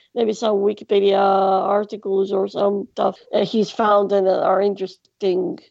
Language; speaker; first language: English; non-native, fluent; Greek